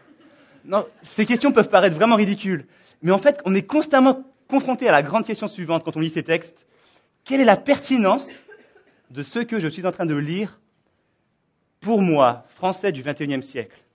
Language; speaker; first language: French; native; French